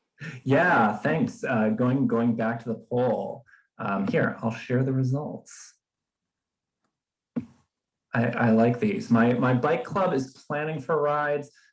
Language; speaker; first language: English; native; English